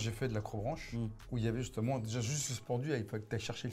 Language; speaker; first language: French; native; French